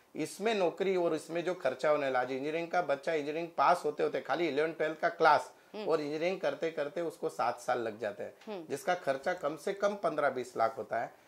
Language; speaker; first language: Hindi; non-native, local second language; Marathi